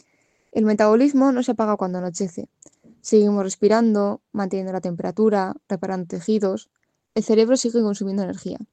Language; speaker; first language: Spanish; native; Spanish